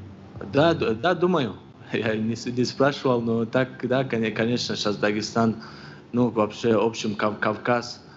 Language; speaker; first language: Russian; non-native, local second language; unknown